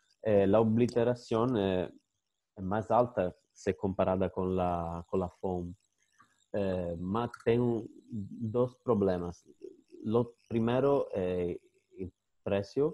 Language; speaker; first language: Spanish; non-native, fluent; Italian